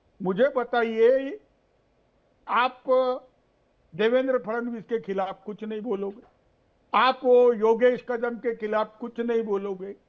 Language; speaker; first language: Hindi; non-native, local second language; Marathi